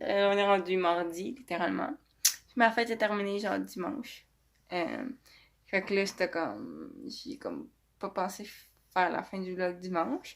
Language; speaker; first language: French; native; French